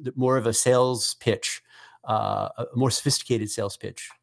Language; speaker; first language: English; native; English